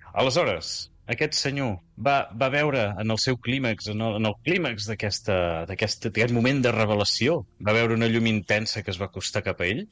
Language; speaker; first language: Catalan; native; Catalan